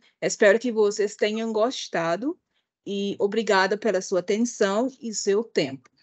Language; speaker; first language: Portuguese; non-native, fluent; English